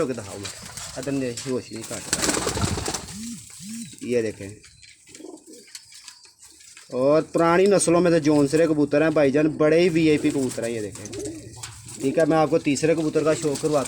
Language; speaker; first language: Hindi; non-native, local second language; Punjabi